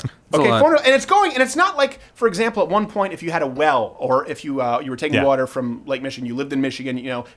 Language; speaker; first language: English; native; English